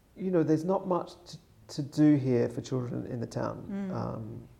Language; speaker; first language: English; native; English